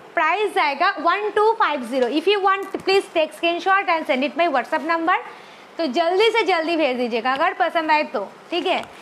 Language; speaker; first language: Hindi; non-native, local second language; Bangla